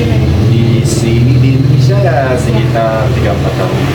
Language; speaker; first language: Indonesian; non-native, fluent; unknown